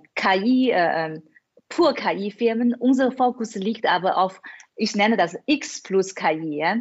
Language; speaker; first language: German; non-native, fluent; Chinese